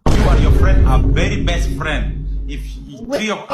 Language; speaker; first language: English; non-native, learner; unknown